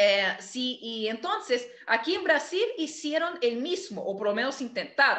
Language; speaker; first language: Spanish; non-native, fluent; Portuguese